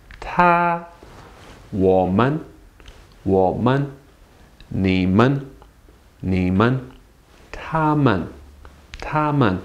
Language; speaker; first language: Chinese; non-native, fluent; English